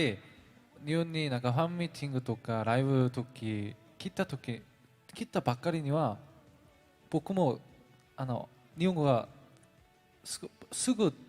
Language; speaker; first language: Japanese; non-native, learner; Korean